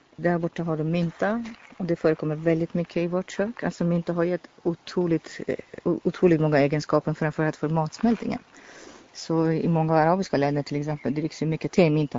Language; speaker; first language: Swedish; non-native, fluent; Persian